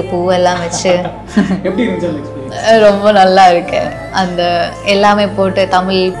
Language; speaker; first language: Tamil; non-native, learner; Malayalam